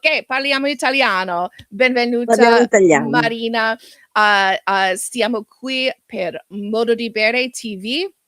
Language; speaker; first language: Italian; non-native, learner; English